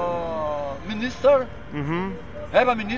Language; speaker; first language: English; non-native, learner; Portuguese